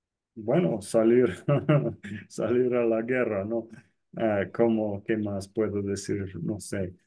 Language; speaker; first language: Spanish; non-native, fluent; English